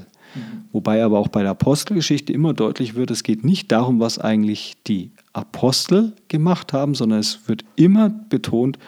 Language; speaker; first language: German; native; German